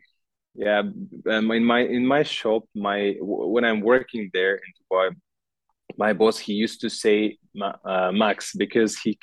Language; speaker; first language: English; non-native, learner; Uzbek